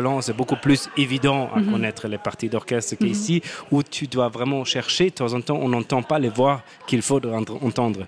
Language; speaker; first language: French; non-native, fluent; German